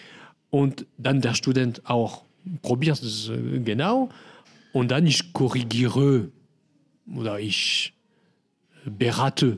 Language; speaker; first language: German; non-native, learner; French